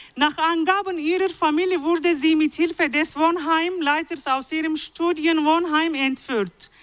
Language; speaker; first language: German; non-native, fluent; Arabic